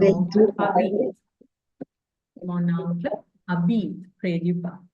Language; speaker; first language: French; non-native, fluent; English